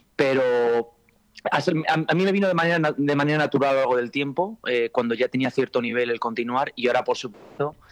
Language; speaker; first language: Spanish; native; Spanish